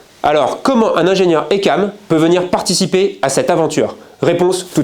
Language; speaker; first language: French; native; French